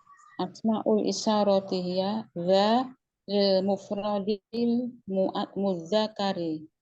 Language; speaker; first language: Arabic; non-native, learner; Indonesian